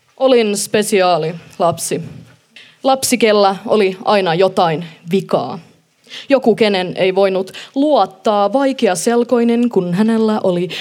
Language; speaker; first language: Finnish; non-native, local second language; Swedish